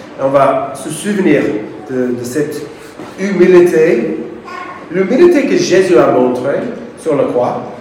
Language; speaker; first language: French; non-native, fluent; English